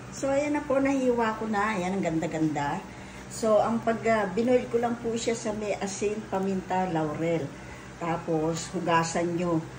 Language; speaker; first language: Filipino; native; Filipino